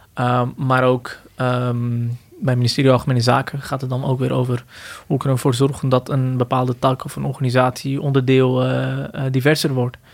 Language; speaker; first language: Dutch; early bilingual, other home language; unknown